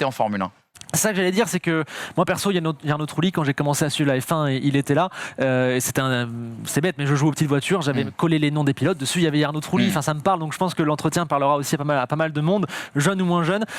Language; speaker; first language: French; native; French